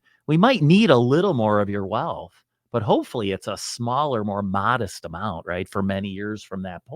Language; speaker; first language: English; native; English